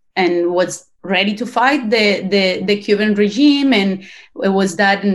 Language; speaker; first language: English; non-native, fluent; Spanish